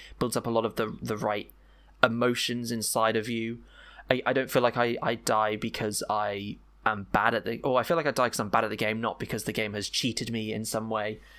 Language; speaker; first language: English; native; English